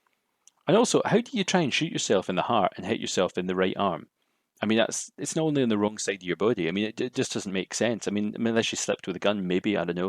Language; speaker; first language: English; native; English